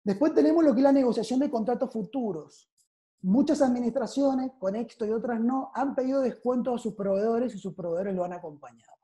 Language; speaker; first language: Spanish; native; Spanish